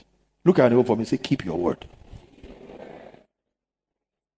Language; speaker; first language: English; non-native, local second language; Yoruba